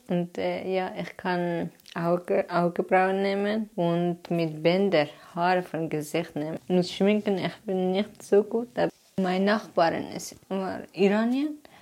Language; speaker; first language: German; non-native, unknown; Persian